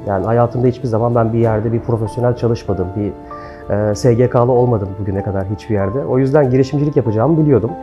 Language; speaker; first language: Turkish; native; Turkish